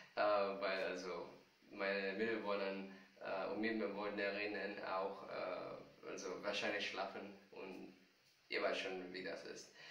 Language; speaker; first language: German; non-native, fluent; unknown